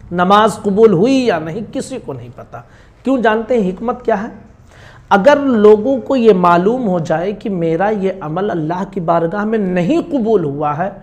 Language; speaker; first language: Hindi; native; Hindi